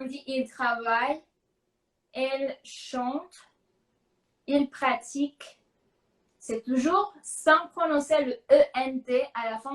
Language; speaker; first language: French; non-native, fluent; Spanish